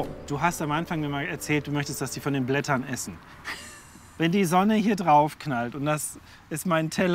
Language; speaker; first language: German; native; German